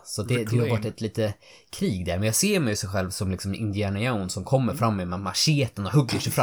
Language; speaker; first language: Swedish; native; Swedish